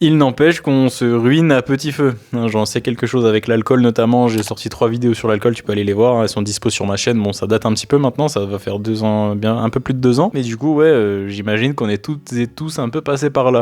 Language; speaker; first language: French; native; French